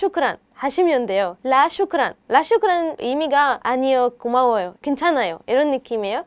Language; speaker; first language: Korean; non-native, fluent; Arabic